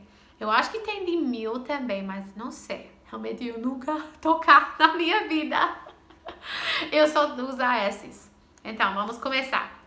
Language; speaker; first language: Portuguese; non-native, fluent; English